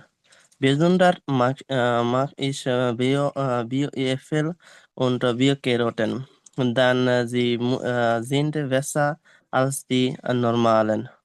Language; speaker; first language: German; non-native, learner; Bangla